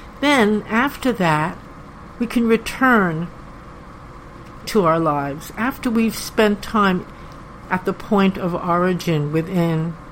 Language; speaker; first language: English; native; English